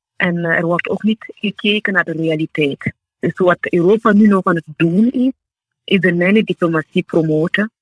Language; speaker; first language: Dutch; non-native, fluent; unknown